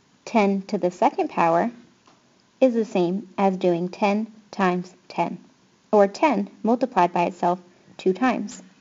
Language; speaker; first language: English; native; English